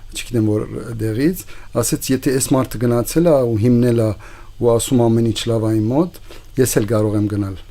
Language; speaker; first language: Armenian; early bilingual, heritage; Armenian